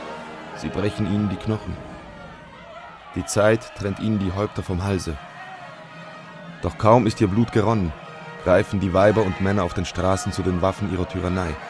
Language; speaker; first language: German; native; German